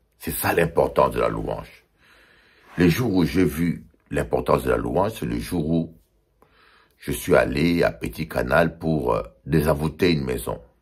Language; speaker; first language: French; non-native, local second language; Lingala